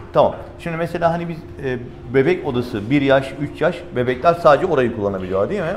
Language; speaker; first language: Turkish; native; Turkish